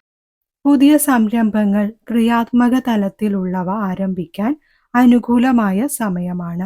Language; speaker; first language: Malayalam; native; Malayalam